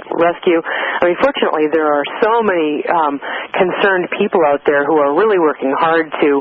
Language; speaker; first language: English; native; English